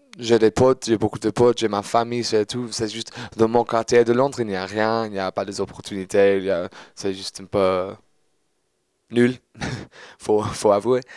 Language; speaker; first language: French; non-native, fluent; English